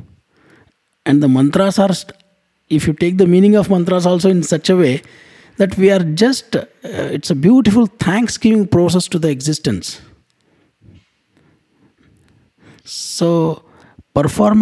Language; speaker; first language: English; non-native, local second language; Kannada